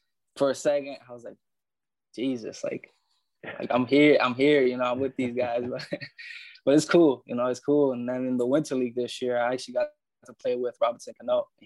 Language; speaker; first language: English; early bilingual, other home language; Spanish